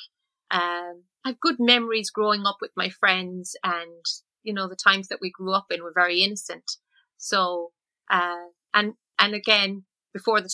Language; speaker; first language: English; native; English